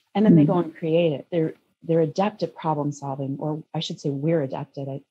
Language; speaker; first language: English; native; English